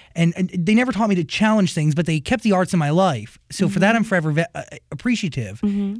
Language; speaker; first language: English; native; English